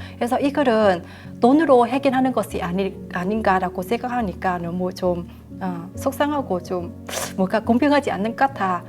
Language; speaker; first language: Korean; non-native, fluent; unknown